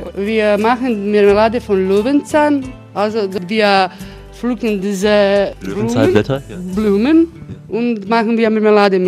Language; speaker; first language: German; non-native, learner; Croatian